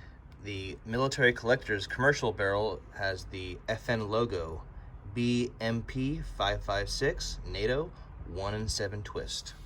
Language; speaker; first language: English; native; English